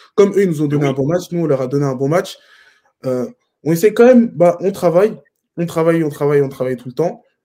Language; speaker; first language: French; native; French